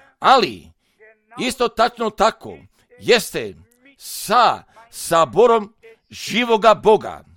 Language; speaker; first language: Croatian; non-native, fluent; German